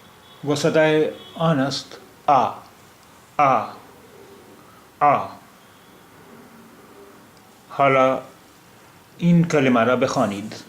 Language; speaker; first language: Persian; non-native, learner; Urdu